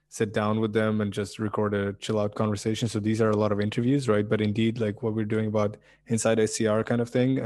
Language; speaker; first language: English; early bilingual, other home language; Russian